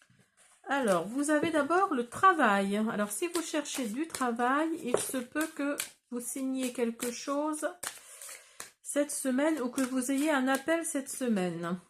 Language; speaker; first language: French; native; French